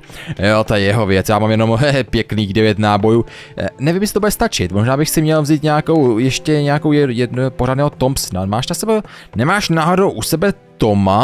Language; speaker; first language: Czech; native; Czech